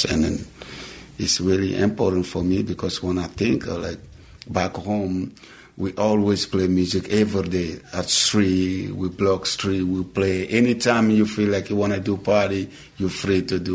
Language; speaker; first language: English; non-native, learner; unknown